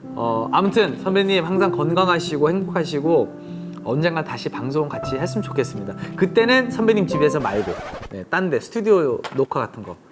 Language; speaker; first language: Korean; early bilingual, other home language; English